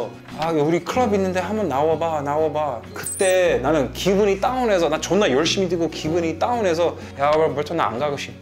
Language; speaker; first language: Korean; non-native, fluent; English